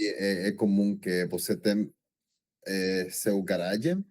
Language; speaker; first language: Portuguese; non-native, learner; Spanish